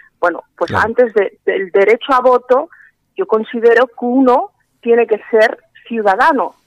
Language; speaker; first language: Spanish; early bilingual, other home language; Arabic